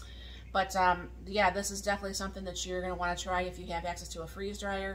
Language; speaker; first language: English; native; English